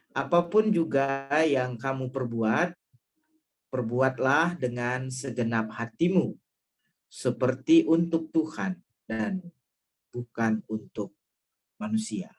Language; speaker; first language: Indonesian; non-native, local second language; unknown